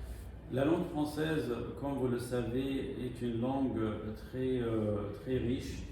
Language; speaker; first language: French; non-native, fluent; Arabic